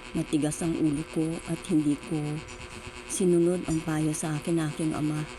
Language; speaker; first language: Filipino; non-native, local second language; Cebuano